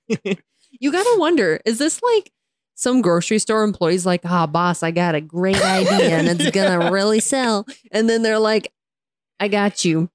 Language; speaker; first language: English; native; English